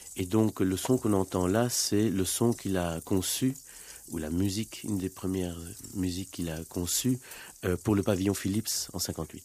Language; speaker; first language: French; non-native, fluent; Spanish